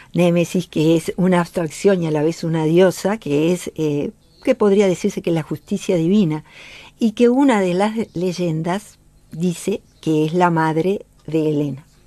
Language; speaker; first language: Spanish; native; Spanish